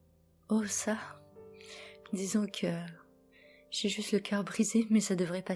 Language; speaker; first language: French; native; French